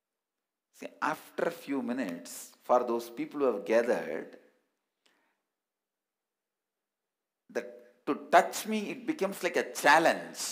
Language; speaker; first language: English; non-native, local second language; Tamil